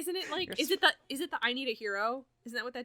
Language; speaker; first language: English; native; English